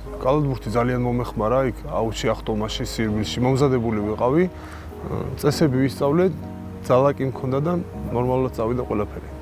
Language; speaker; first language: Georgian; native; Georgian